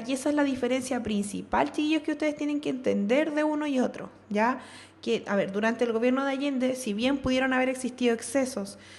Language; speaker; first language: Spanish; native; Spanish